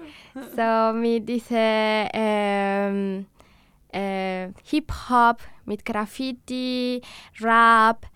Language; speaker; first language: German; non-native, learner; Spanish